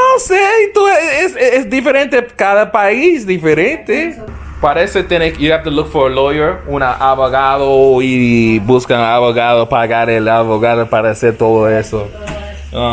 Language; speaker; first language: Spanish; non-native, learner; English